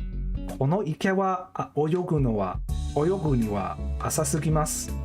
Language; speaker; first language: Japanese; non-native, learner; English